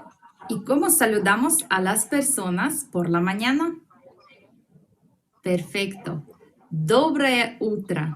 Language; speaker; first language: Spanish; non-native, fluent; Russian